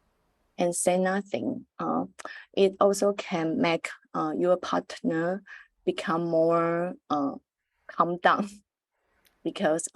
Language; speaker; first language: English; non-native, learner; Chinese